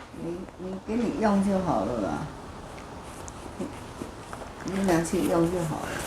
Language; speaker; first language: Chinese; native; Chinese